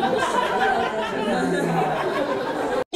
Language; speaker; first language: Chinese; non-native, learner; Japanese